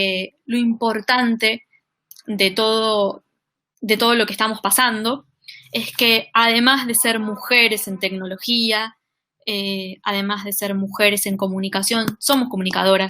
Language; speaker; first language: Spanish; native; Spanish